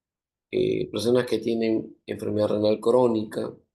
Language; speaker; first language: Spanish; native; Spanish